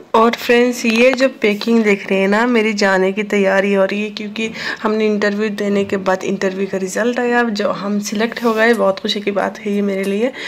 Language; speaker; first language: Hindi; non-native, local second language; Assamese